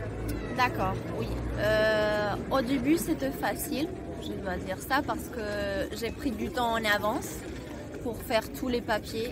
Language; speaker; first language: French; non-native, fluent; Spanish